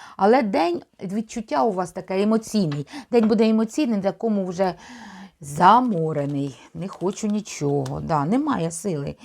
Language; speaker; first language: Ukrainian; non-native, local second language; Russian